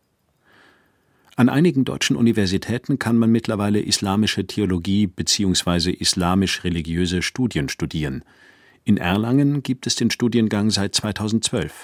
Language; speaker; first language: German; native; German